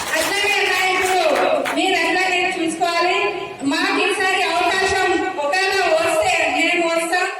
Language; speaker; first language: Telugu; non-native, local second language; Hindi